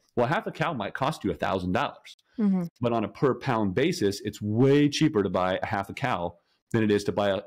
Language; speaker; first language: English; native; English